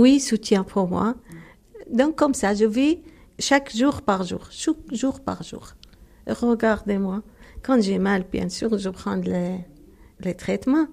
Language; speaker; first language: French; non-native, learner; Arabic